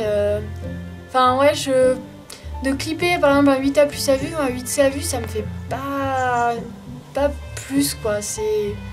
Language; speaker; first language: French; native; French